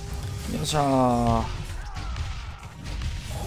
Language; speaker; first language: Japanese; native; Japanese